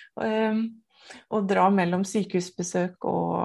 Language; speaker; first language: Norwegian; native; Norwegian